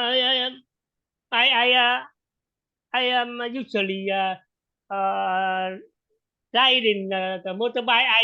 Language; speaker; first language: English; non-native, learner; Vietnamese